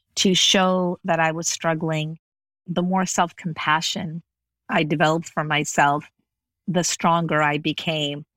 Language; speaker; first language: English; native; English